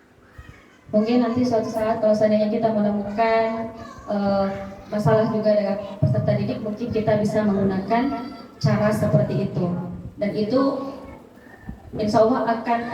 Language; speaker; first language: Indonesian; native; Indonesian